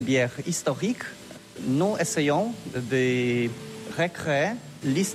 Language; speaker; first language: French; non-native, learner; Polish